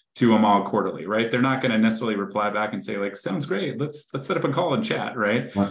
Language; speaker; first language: English; native; English